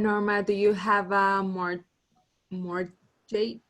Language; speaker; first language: English; non-native, learner; Spanish